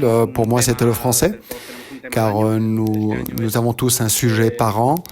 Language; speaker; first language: French; non-native, fluent; Spanish